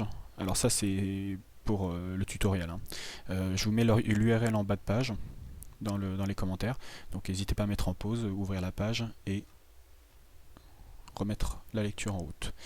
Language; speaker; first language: French; native; French